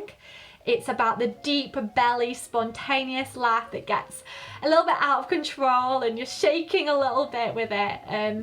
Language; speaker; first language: English; native; English